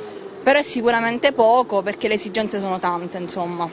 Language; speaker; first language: Italian; native; Italian